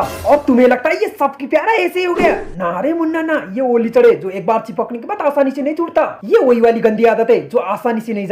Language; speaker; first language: Hindi; native; Hindi